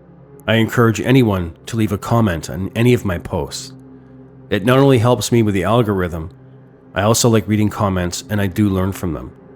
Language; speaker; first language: English; native; English